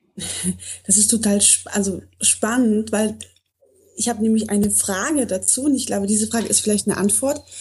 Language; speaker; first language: German; native; German